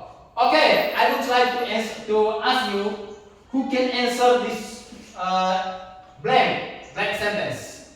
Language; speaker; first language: English; non-native, learner; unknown